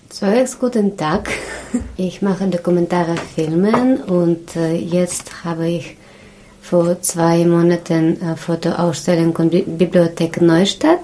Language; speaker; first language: German; non-native, learner; Russian